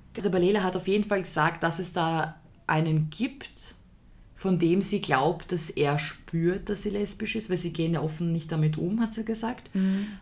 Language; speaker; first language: German; early bilingual, other home language; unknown